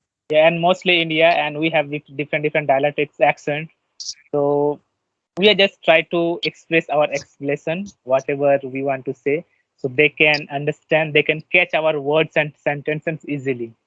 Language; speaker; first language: English; non-native, learner; Bangla